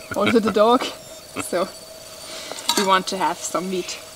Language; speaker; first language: English; non-native, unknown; German